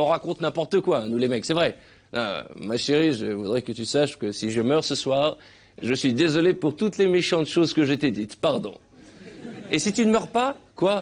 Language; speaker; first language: French; native; French